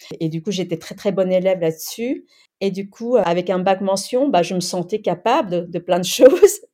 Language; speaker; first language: French; early bilingual, other home language; Khmer